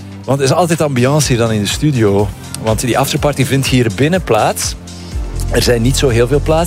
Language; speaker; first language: Dutch; native; Dutch